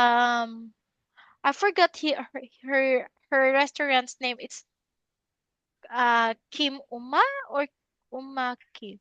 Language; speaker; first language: English; non-native, local second language; Filipino